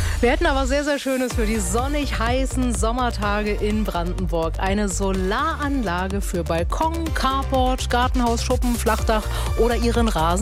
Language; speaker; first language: German; native; German